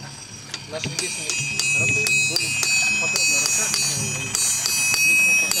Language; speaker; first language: Russian; non-native, local second language; Kyrgyz